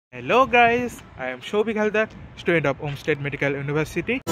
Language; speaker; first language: Hindi; non-native, local second language; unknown